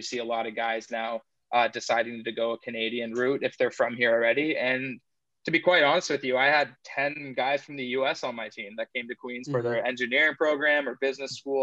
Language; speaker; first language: English; native; English